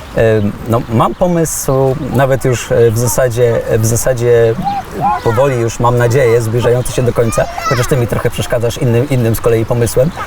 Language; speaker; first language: Polish; native; Polish